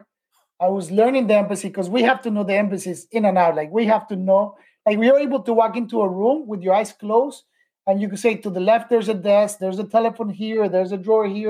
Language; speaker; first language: English; native; English